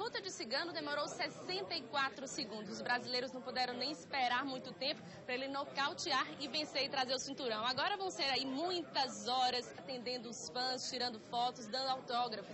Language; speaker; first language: Portuguese; native; Portuguese